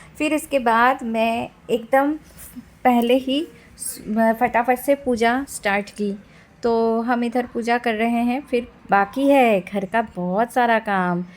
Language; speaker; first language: Hindi; non-native, local second language; Bangla